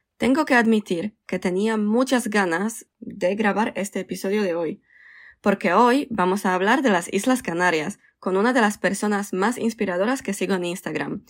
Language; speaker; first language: Spanish; non-native, fluent; Polish